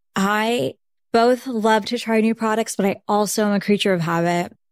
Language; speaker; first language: English; early bilingual, other home language; Bangla